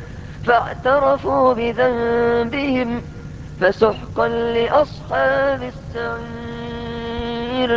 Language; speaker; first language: Arabic; native; Arabic